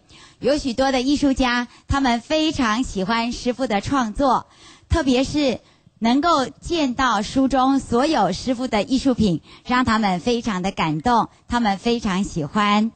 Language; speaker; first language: Chinese; native; Chinese